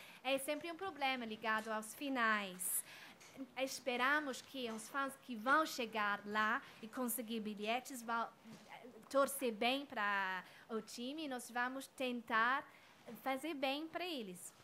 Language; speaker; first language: Portuguese; non-native, fluent; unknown